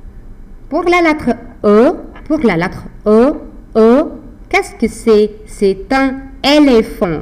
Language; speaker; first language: French; non-native, fluent; Arabic